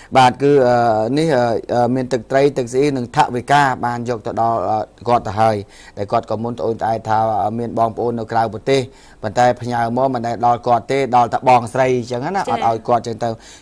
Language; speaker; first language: Khmer; native; Khmer